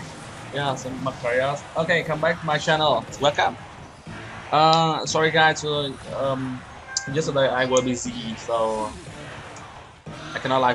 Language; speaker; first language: English; non-native, learner; Vietnamese